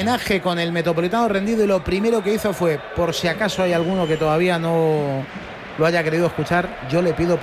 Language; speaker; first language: Spanish; native; Spanish